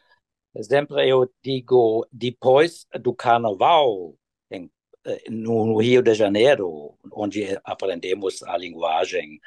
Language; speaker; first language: Portuguese; non-native, fluent; German